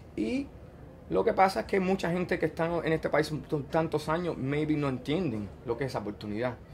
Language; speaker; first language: Spanish; early bilingual, heritage; Spanish